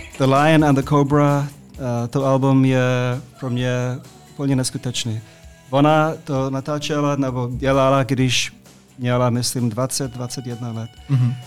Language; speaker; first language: Czech; non-native, fluent; English